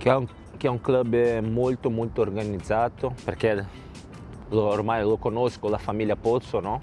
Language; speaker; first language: Italian; non-native, fluent; Portuguese